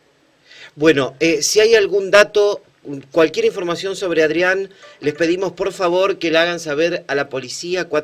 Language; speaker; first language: Spanish; native; Spanish